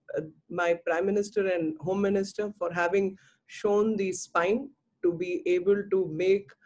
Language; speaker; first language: English; non-native, local second language; Hindi